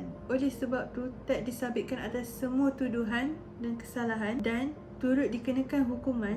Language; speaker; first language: Malay; native; Malay